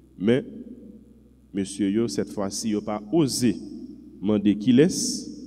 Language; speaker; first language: French; non-native, local second language; Haitian Creole